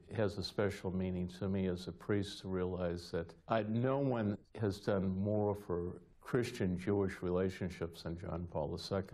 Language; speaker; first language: English; native; English